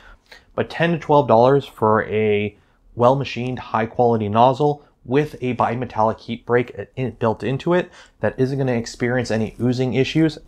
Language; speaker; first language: English; native; English